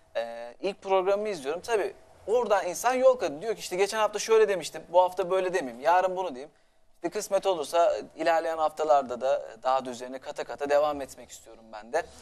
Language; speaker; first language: Turkish; native; Turkish